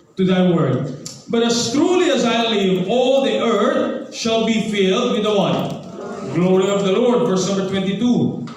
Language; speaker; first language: English; non-native, local second language; Filipino